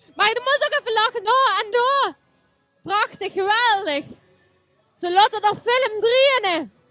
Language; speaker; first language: Dutch; native; Dutch